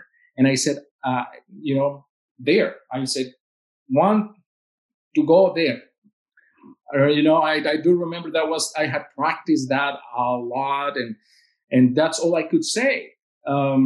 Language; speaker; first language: English; non-native, fluent; Spanish